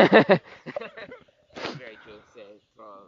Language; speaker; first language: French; non-native, local second language; English